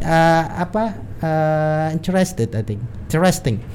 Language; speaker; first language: English; non-native, learner; Indonesian